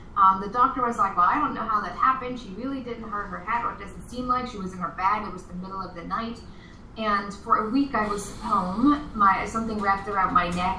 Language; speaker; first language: English; non-native, fluent; German